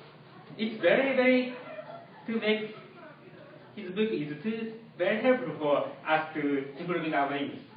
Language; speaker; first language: English; non-native, learner; Japanese